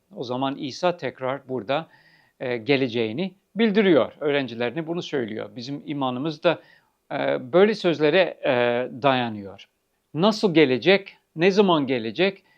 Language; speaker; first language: Turkish; non-native, fluent; English